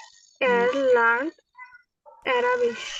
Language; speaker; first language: German; non-native, learner; Bangla